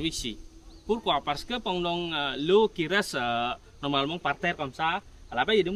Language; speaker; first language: French; non-native, learner; Balinese